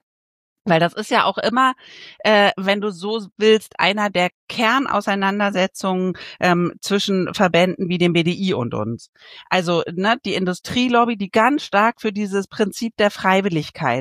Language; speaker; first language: German; native; German